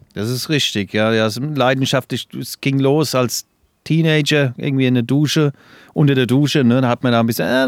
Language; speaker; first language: German; non-native, fluent; English